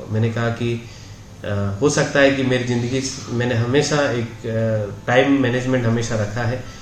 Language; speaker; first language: Hindi; native; Hindi